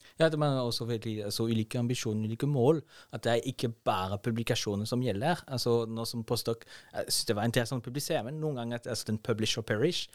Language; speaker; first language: Norwegian; non-native, fluent; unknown